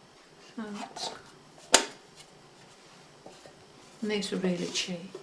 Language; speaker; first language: English; native; English